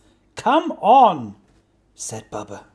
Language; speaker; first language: English; native; English